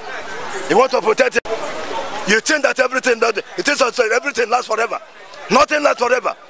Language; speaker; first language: English; non-native, local second language; Igbo